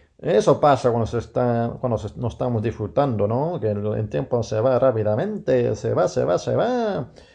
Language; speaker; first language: Spanish; non-native, fluent; English